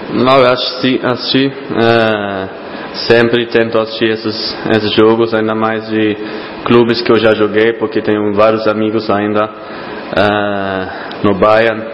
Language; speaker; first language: Portuguese; non-native, fluent; German